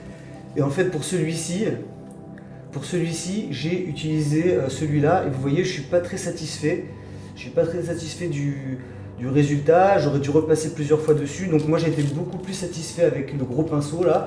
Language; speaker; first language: French; native; French